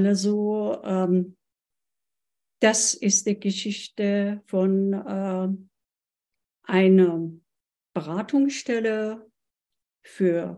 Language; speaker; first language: German; non-native, fluent; Persian